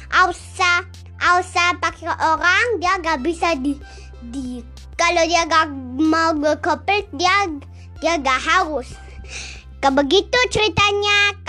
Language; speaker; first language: Indonesian; early bilingual, heritage; Indonesian